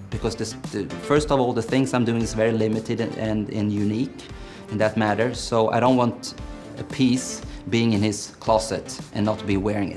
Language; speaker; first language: English; non-native, fluent; Swedish